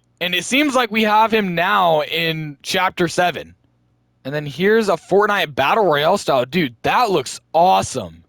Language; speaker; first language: English; native; English